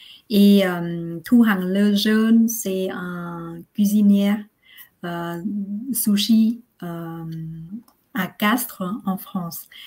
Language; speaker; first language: French; non-native, fluent; Vietnamese